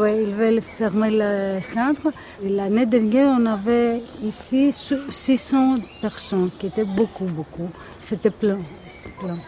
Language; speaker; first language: French; non-native, fluent; Greek